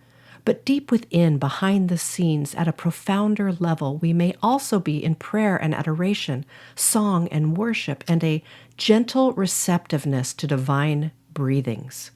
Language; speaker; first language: English; native; English